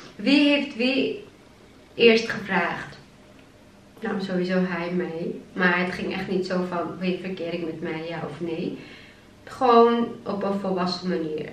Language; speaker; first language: Dutch; early bilingual, other home language; Chechen